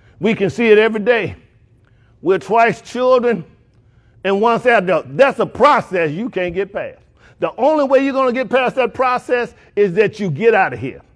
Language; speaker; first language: English; native; English